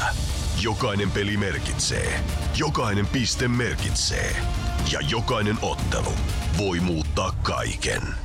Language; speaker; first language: Finnish; native; Finnish